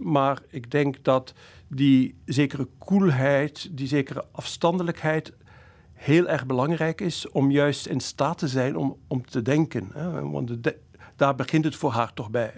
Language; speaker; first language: Dutch; native; Dutch